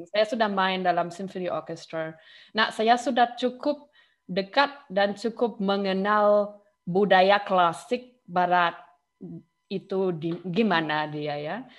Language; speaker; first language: Indonesian; non-native, fluent; German